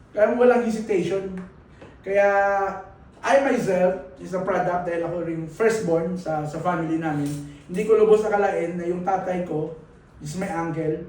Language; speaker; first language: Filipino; non-native, local second language; Bikol